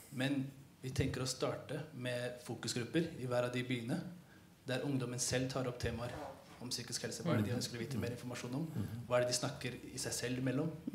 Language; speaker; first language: Norwegian; early bilingual, other home language; Somali